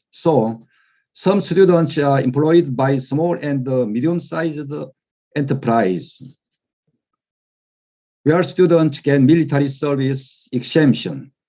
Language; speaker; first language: English; non-native, fluent; Korean